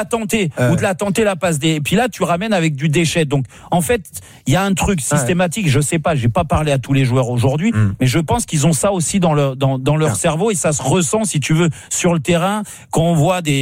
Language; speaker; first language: French; native; French